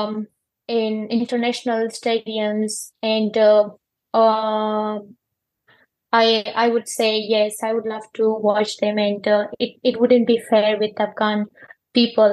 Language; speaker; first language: English; non-native, fluent; Persian